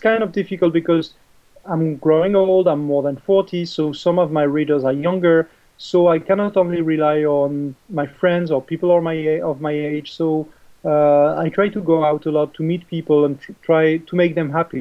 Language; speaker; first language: English; non-native, fluent; French